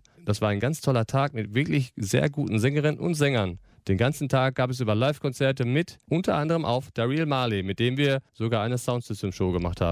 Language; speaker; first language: German; native; German